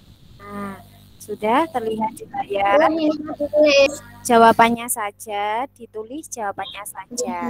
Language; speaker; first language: Indonesian; native; Indonesian